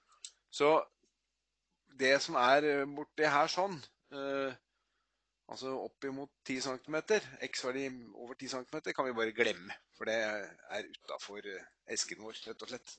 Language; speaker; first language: Norwegian; native; Norwegian